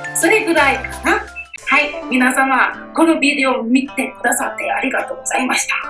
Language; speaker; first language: Japanese; non-native, learner; English